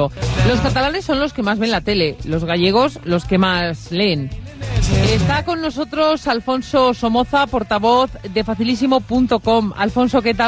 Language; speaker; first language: Spanish; native; Spanish